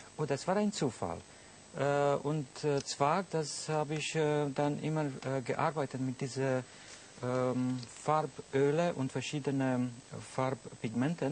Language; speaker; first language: German; non-native, fluent; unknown